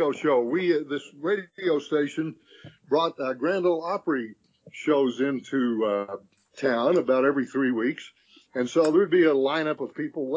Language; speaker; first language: English; native; English